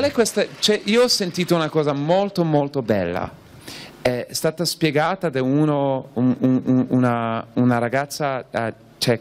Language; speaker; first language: Italian; non-native, fluent; English